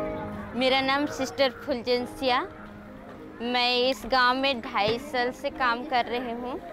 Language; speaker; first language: Hindi; non-native, local second language; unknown